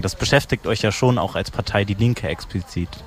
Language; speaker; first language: German; native; German